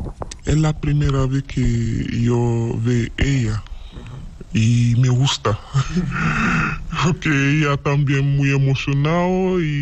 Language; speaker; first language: Spanish; non-native, learner; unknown